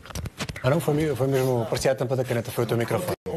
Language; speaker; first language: Portuguese; native; Portuguese